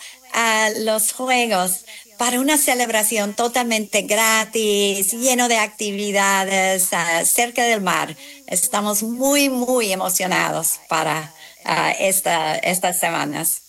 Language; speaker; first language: Spanish; non-native, fluent; English